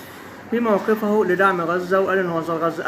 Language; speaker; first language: Arabic; native; Arabic